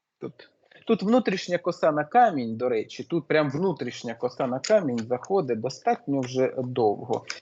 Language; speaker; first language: Ukrainian; non-native, local second language; Russian